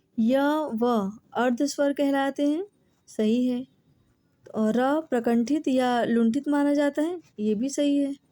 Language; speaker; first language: Hindi; native; Hindi